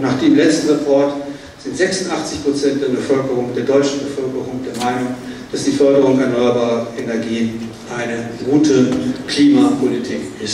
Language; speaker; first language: German; native; German